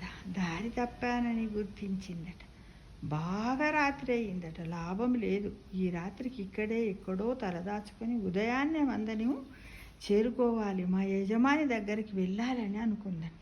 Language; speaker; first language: Telugu; native; Telugu